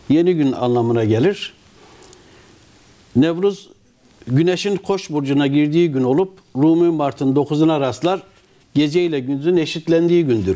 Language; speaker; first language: Turkish; native; Turkish